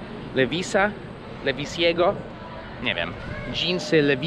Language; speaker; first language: Polish; early bilingual, heritage; English